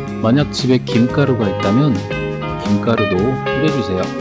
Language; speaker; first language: Korean; native; Korean